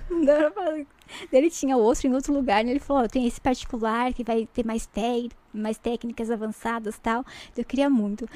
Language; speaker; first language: Portuguese; native; Portuguese